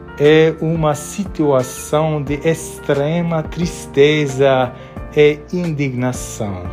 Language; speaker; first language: Portuguese; non-native, fluent; Armenian